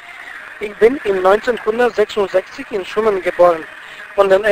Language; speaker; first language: German; non-native, fluent; Bulgarian